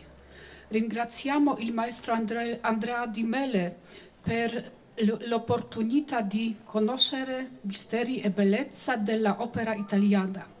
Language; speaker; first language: Italian; non-native, learner; Polish